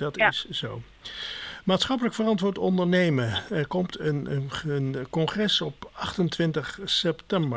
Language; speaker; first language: Dutch; native; Dutch